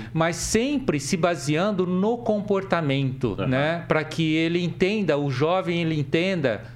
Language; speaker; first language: Portuguese; native; Portuguese